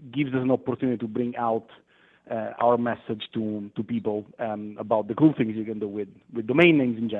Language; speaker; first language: English; non-native, fluent; Italian